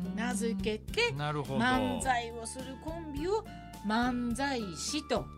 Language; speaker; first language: Japanese; native; Japanese